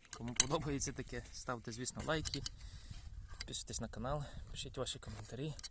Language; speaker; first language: Ukrainian; native; Ukrainian